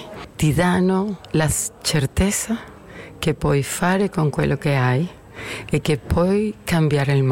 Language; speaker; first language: Italian; non-native, learner; Spanish